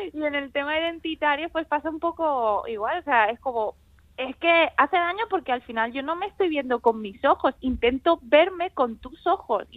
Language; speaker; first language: Spanish; early bilingual, other home language; Chinese